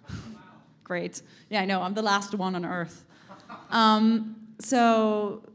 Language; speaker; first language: English; non-native, fluent; Hebrew